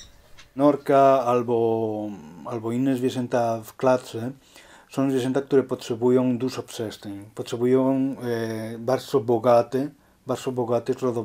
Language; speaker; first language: Polish; non-native, learner; Spanish